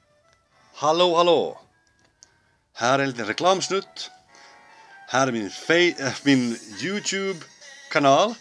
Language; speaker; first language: Swedish; native; Swedish